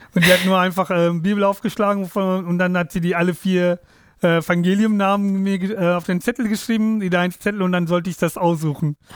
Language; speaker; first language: German; non-native, fluent; Tamil